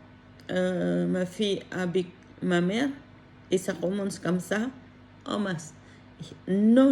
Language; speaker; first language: French; non-native, learner; Filipino